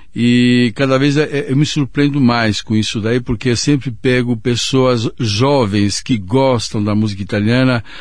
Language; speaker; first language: Portuguese; non-native, fluent; Italian